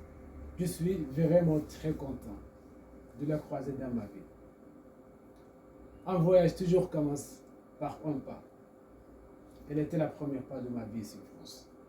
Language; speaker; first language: French; non-native, learner; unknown